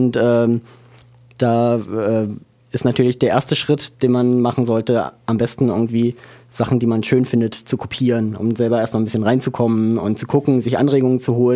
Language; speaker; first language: German; native; German